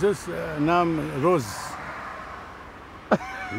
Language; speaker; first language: Dutch; non-native, learner; Arabic